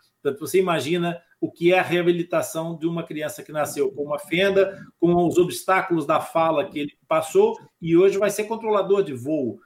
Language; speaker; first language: Portuguese; native; Portuguese